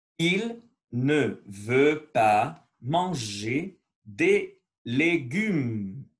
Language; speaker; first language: French; non-native, learner; Spanish